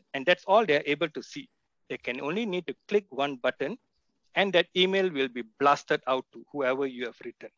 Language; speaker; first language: English; non-native, local second language; Tamil